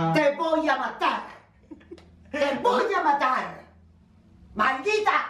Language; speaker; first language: Spanish; native; Spanish